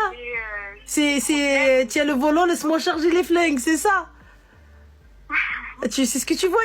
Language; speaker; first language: French; native; French